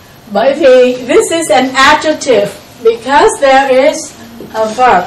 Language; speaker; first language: English; non-native, fluent; Vietnamese